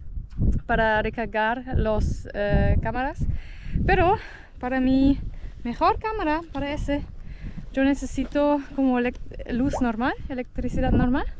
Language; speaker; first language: Spanish; non-native, learner; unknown